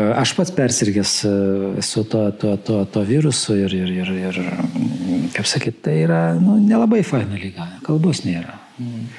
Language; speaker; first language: Lithuanian; native; Lithuanian